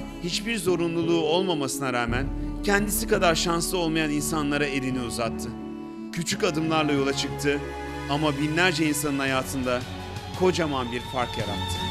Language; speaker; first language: Turkish; native; Turkish